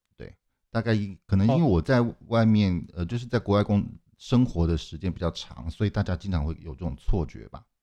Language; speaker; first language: Chinese; native; Chinese